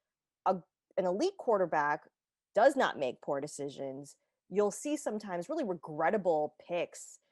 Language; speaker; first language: English; native; English